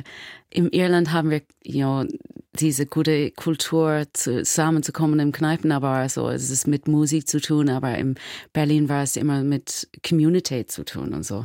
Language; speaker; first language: German; non-native, fluent; English